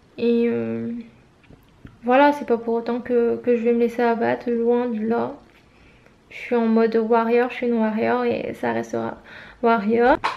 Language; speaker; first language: French; native; French